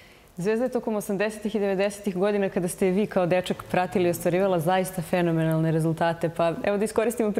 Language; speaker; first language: Serbian; native; Serbian